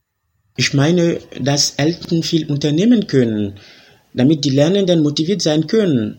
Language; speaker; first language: German; non-native, fluent; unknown